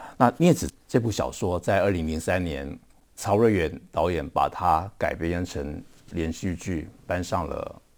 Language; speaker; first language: Chinese; native; Chinese